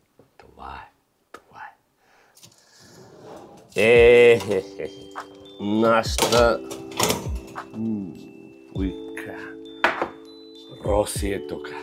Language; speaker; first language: Bulgarian; non-native, fluent; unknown